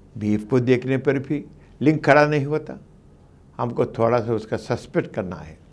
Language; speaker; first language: Hindi; non-native, local second language; Telugu